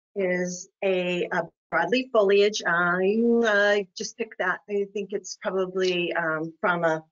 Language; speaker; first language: English; native; English